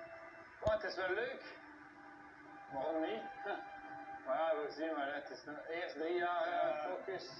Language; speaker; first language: Dutch; non-native, local second language; French